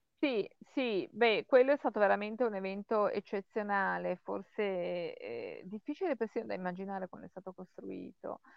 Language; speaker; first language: Italian; native; Italian